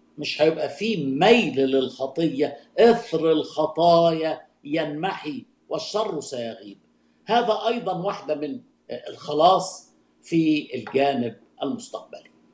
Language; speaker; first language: Arabic; native; Arabic